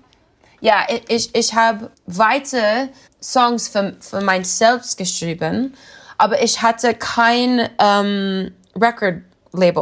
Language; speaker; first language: German; non-native, learner; English